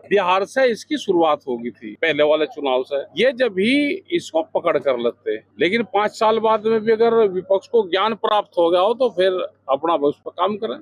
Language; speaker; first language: Hindi; native; Hindi